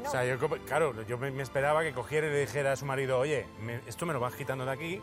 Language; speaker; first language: Spanish; native; Spanish